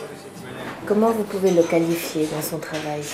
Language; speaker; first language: French; native; French